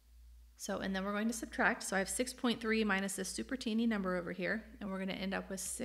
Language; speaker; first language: English; native; English